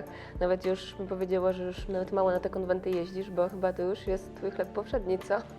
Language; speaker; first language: Polish; native; Polish